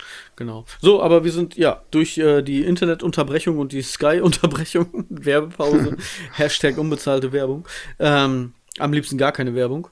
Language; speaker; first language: German; native; German